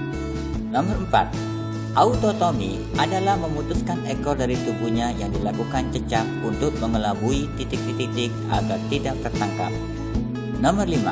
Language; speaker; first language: Indonesian; native; Indonesian